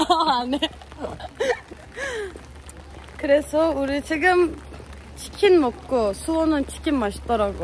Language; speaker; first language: Korean; non-native, fluent; Turkish